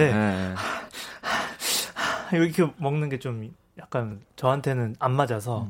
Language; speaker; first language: Korean; native; Korean